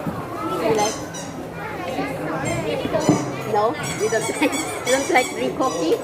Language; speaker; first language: English; non-native, learner; Filipino